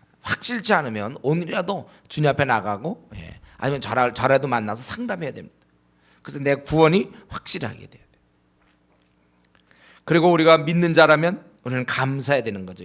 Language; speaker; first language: Korean; native; Korean